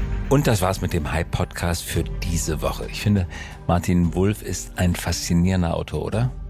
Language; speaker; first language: German; native; German